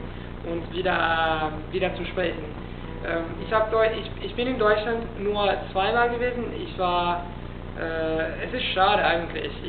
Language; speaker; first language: German; non-native, fluent; Italian